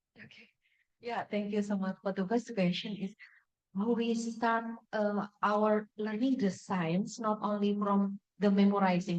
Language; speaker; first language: English; non-native, fluent; Indonesian